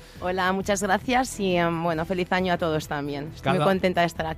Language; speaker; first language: Spanish; native; Spanish